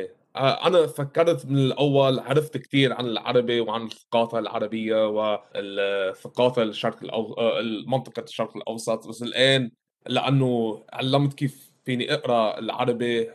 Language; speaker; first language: Arabic; early bilingual, heritage; Arabic